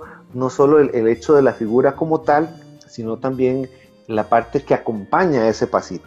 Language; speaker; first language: Spanish; native; Spanish